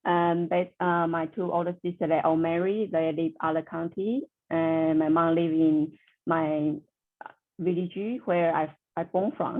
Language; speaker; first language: English; non-native, learner; Chinese